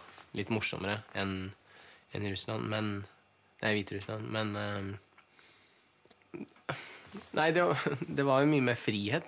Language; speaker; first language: Norwegian; early bilingual, other home language; Russian